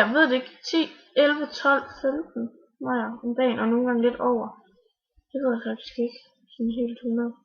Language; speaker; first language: Danish; native; Danish